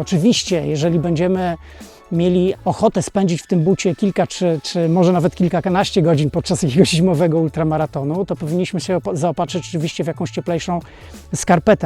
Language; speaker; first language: Polish; native; Polish